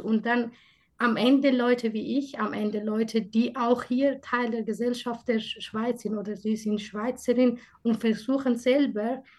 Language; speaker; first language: German; non-native, fluent; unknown